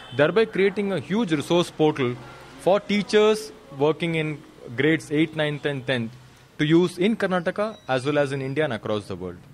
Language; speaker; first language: English; non-native, local second language; Kannada